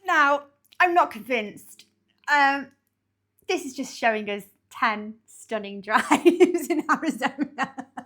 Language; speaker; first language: English; native; English